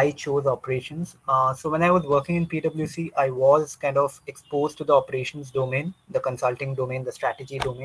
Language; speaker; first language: English; non-native, local second language; Bangla